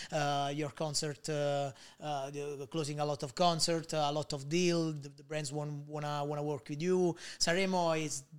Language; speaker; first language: English; non-native, learner; Italian